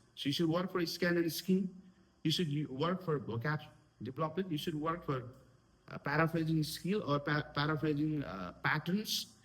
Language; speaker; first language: English; non-native, local second language; Nepali